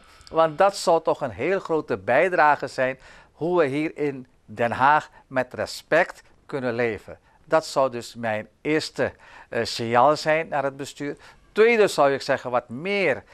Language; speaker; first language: Dutch; native; Dutch